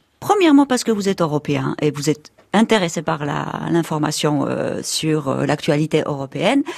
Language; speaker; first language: French; non-native, fluent; Polish